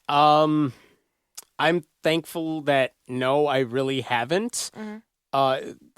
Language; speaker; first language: English; native; English